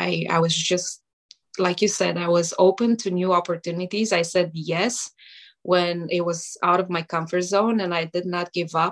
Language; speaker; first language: English; non-native, fluent; Romanian